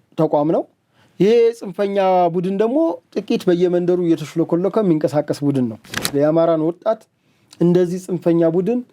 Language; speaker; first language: Amharic; native; Amharic